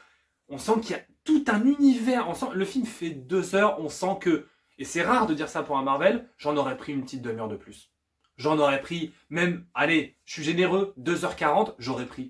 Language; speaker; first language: French; native; French